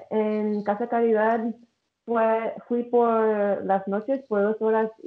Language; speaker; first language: Spanish; early bilingual, heritage; English